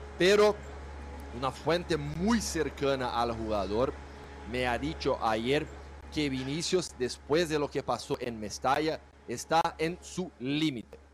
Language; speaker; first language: Spanish; non-native, fluent; Portuguese